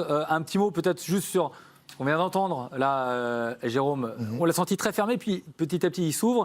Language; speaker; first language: French; native; French